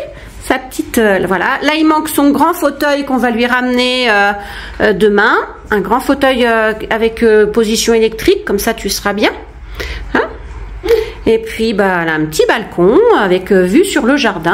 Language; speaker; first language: French; native; French